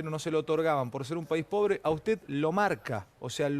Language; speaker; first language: Spanish; native; Spanish